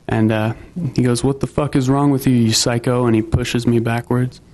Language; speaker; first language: English; native; English